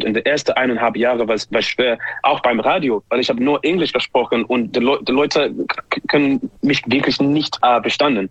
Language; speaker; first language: German; non-native, learner; English